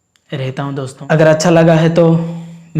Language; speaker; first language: Hindi; non-native, local second language; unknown